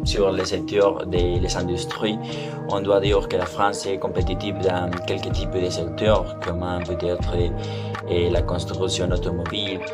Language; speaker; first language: French; non-native, learner; Spanish